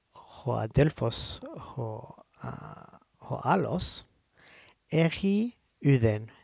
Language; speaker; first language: Greek; non-native, learner; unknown